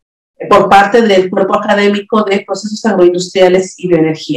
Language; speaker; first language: Spanish; native; Spanish